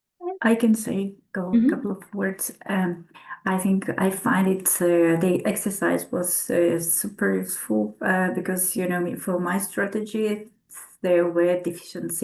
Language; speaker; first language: English; non-native, fluent; Ukrainian